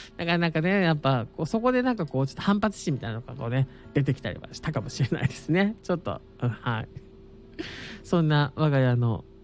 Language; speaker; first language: Japanese; native; Japanese